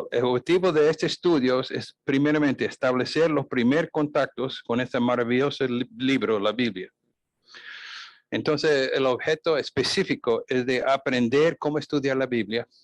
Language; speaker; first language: Spanish; non-native, fluent; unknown